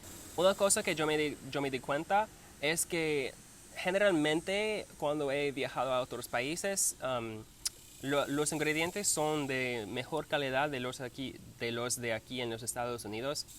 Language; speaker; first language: Spanish; non-native, learner; English